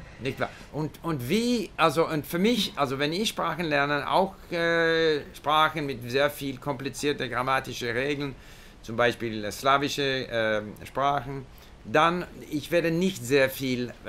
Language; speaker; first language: German; non-native, learner; English